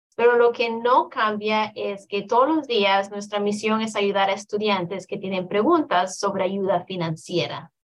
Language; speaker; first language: Spanish; native; Spanish